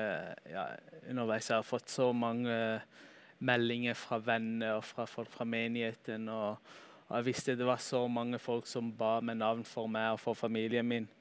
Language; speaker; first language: Norwegian; early bilingual, heritage; Norwegian